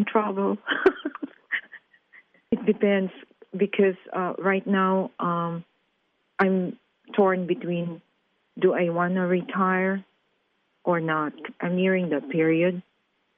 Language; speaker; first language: English; non-native, local second language; Filipino